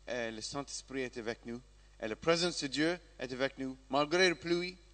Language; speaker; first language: French; non-native, learner; English